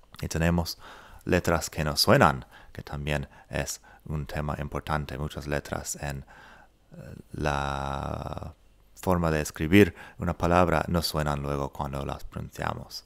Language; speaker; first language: Spanish; non-native, fluent; English